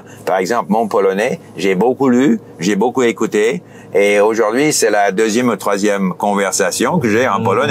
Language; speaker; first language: French; non-native, fluent; English